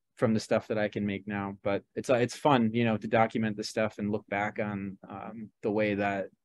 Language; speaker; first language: English; native; English